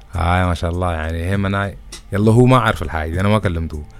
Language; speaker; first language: Arabic; native; Arabic